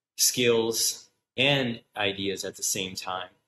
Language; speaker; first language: English; native; English